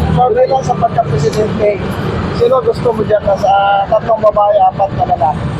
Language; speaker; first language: Filipino; native; Filipino